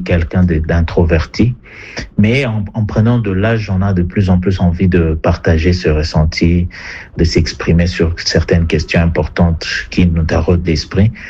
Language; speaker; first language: French; non-native, local second language; Swahili